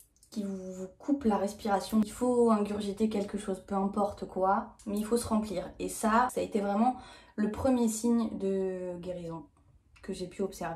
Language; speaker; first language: French; native; French